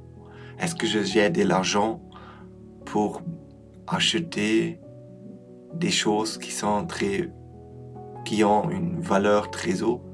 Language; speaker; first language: French; non-native, learner; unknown